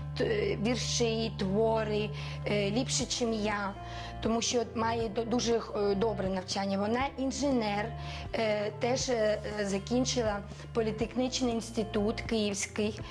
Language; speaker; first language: Ukrainian; non-native, local second language; Russian